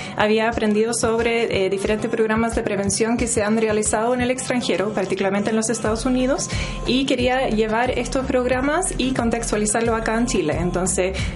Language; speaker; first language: Spanish; non-native, fluent; English